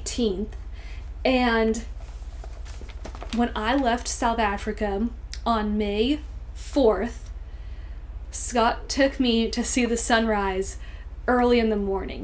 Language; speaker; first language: English; native; English